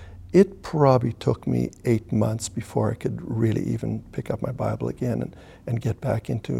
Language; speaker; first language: English; early bilingual, other home language; German